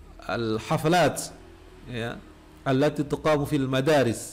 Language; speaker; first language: Arabic; non-native, fluent; Indonesian